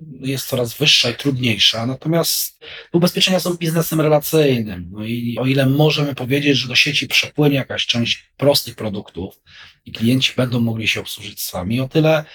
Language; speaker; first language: Polish; native; Polish